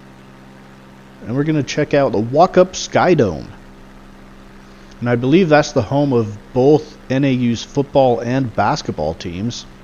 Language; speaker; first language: English; native; English